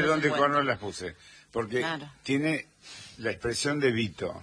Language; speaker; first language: Spanish; native; Spanish